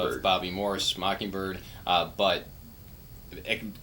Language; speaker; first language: English; native; English